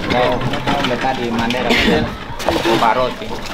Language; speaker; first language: Vietnamese; native; Vietnamese